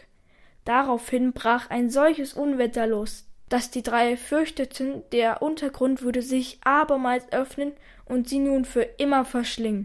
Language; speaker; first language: German; native; German